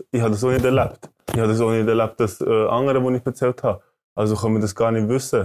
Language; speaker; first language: German; early bilingual, other home language; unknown